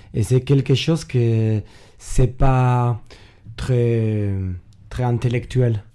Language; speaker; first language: French; non-native, learner; Spanish